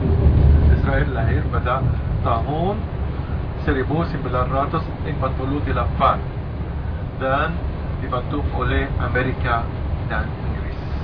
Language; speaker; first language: Indonesian; non-native, fluent; Arabic